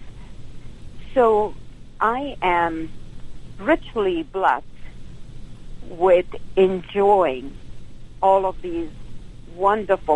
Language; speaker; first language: English; non-native, local second language; Hindi